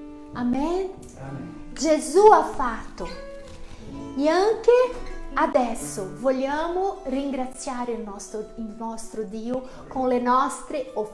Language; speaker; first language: Italian; non-native, fluent; Portuguese